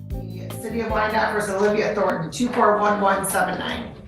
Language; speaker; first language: English; native; English